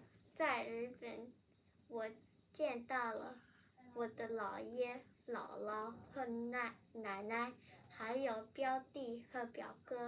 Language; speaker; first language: Chinese; non-native, learner; Japanese